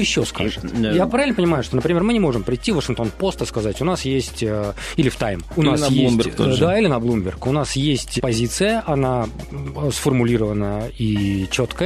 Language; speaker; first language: Russian; native; Russian